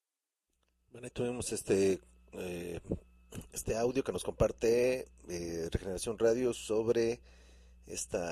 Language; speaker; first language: Spanish; native; Spanish